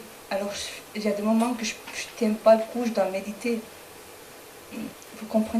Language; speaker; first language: French; non-native, fluent; Spanish